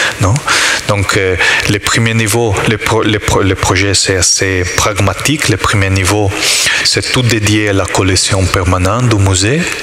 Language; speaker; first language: French; non-native, learner; Italian